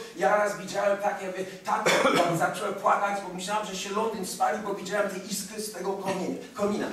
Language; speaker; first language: Polish; early bilingual, heritage; Polish